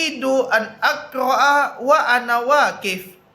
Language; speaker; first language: Arabic; non-native, fluent; Indonesian